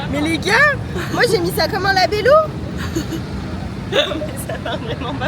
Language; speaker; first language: French; native; French